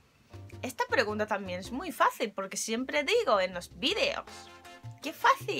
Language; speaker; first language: Spanish; non-native, fluent; Japanese